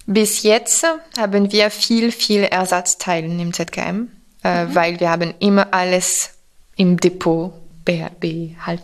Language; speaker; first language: German; non-native, fluent; French